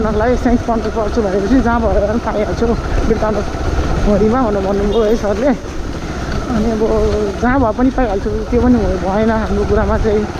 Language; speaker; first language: Nepali; native; Nepali